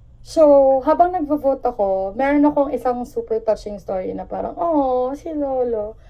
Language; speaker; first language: Filipino; non-native, local second language; Hiligaynon